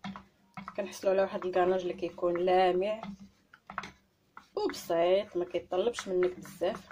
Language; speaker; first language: Arabic; native; Arabic